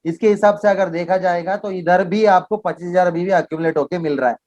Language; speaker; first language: Hindi; non-native, local second language; Kannada